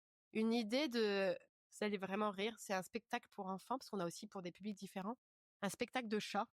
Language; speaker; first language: French; native; French